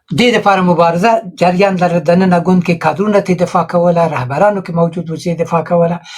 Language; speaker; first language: Pashto; native; Pashto